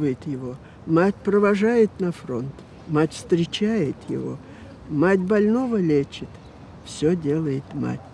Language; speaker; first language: Russian; native; Russian